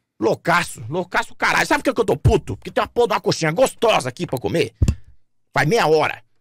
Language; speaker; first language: Portuguese; native; Portuguese